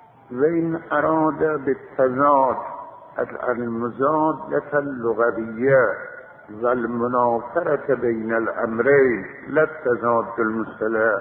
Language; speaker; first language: Arabic; non-native, fluent; Azerbaijani